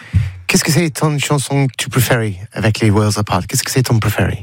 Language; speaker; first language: French; non-native, learner; English